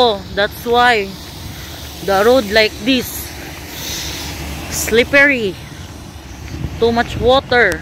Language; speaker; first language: English; non-native, local second language; Filipino